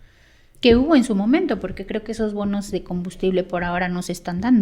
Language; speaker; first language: Spanish; native; Spanish